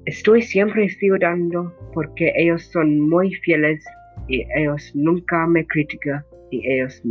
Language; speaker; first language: Spanish; non-native, learner; English